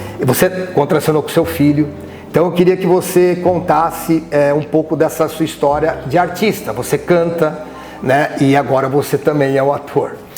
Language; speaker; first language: Portuguese; native; Portuguese